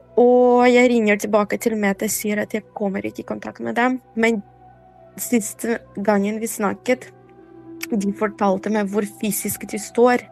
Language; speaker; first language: Norwegian; non-native, fluent; Ukrainian